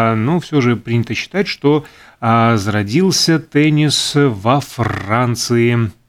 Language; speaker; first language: Russian; native; Russian